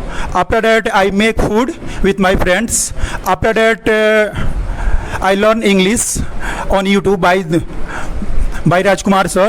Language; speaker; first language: English; non-native, learner; Hindi